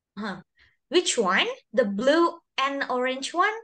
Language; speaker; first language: English; non-native, local second language; Indonesian